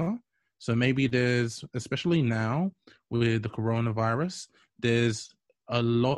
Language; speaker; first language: English; native; English